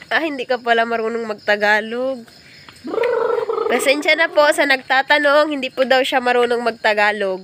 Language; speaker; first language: Filipino; non-native, local second language; Cebuano